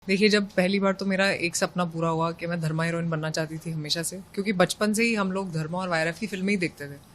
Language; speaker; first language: Hindi; native; Hindi